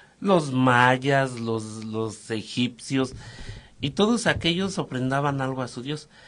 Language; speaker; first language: Spanish; native; Spanish